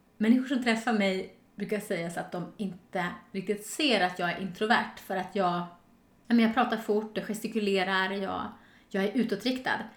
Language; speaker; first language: Swedish; native; Swedish